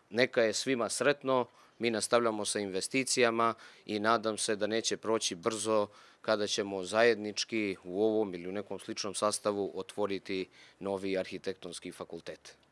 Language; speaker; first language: Bosnian; non-native, local second language; Albanian